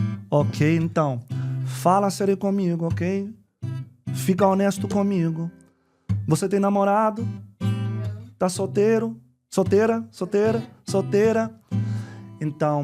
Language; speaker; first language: Portuguese; non-native, learner; English